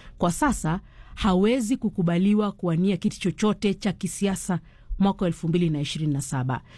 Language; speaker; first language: Swahili; native; Swahili